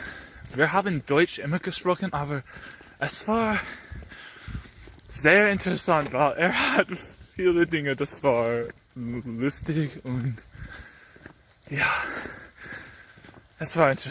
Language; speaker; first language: German; non-native, learner; English